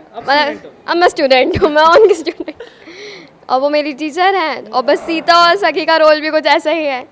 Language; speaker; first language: Hindi; native; Hindi